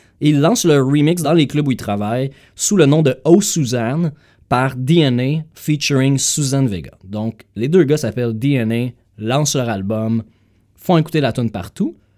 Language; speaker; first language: French; native; French